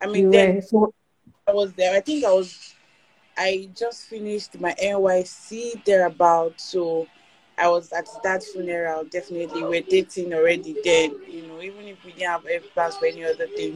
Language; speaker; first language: English; non-native, local second language; Yoruba